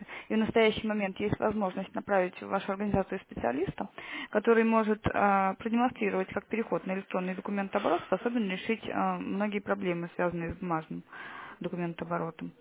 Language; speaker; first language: Russian; native; Russian